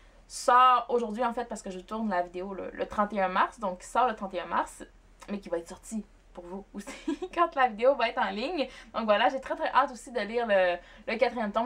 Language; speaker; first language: French; native; French